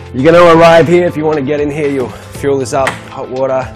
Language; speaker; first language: English; native; English